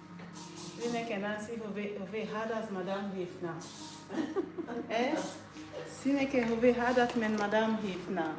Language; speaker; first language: Dutch; non-native, learner; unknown